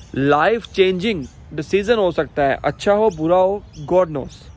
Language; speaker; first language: Hindi; native; Hindi